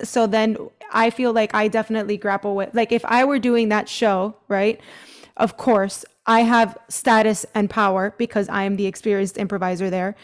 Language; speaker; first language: English; early bilingual, other home language; Spanish